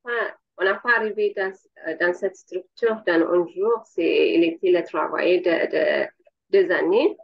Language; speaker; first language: French; non-native, learner; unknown